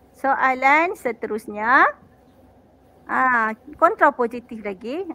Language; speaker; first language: Malay; native; Malay